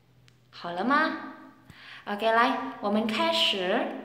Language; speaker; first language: Chinese; non-native, fluent; Indonesian